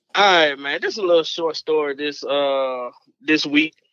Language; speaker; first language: English; native; English